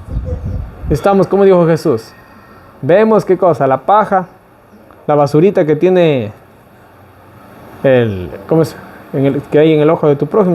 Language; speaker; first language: Spanish; native; Spanish